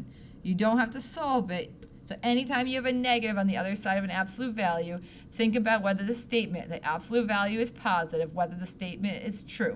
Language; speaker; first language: English; native; English